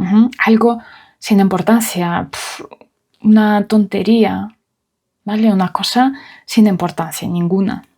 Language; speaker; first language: Spanish; non-native, fluent; Russian